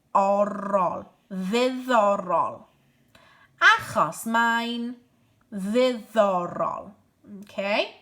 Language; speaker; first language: Welsh; non-native, local second language; English